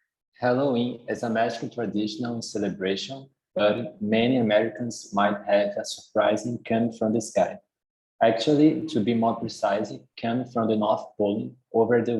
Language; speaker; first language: English; non-native, learner; Portuguese